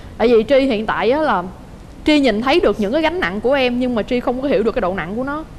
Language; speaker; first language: Vietnamese; native; Vietnamese